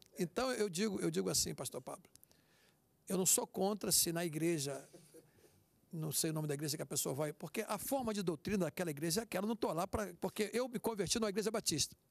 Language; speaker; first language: Portuguese; native; Portuguese